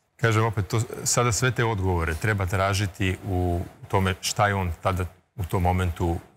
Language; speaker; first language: Serbian; native; Serbian